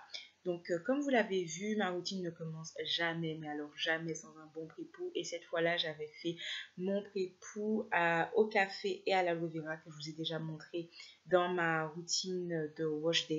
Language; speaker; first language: French; native; French